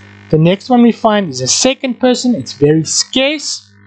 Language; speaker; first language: English; non-native, local second language; Afrikaans